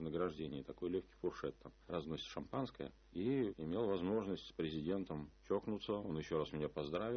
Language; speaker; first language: Russian; native; Russian